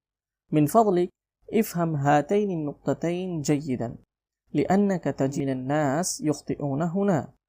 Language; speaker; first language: Arabic; non-native, fluent; Urdu